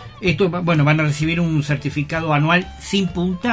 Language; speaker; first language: Spanish; native; Spanish